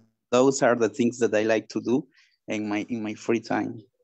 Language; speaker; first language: English; non-native, learner; Spanish